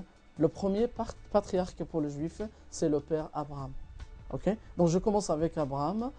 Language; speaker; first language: French; non-native, fluent; Arabic